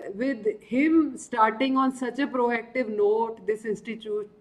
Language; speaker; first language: English; non-native, local second language; Punjabi